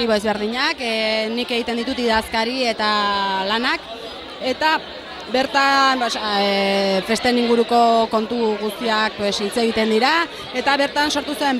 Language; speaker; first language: Basque; native; Basque